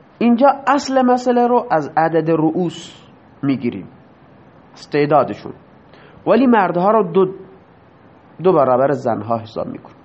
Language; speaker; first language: Persian; non-native, local second language; Baluchi